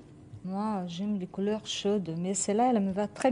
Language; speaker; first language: French; non-native, fluent; Portuguese